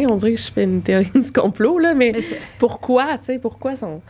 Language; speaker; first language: French; native; French